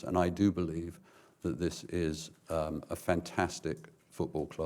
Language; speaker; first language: English; native; English